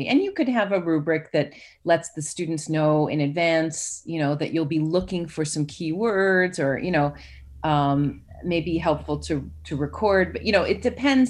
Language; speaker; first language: English; native; English